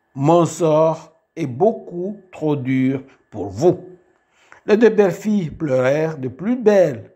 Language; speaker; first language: French; non-native, local second language; Kinyarwanda